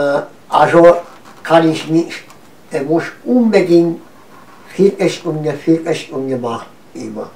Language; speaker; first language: German; non-native, learner; Romanian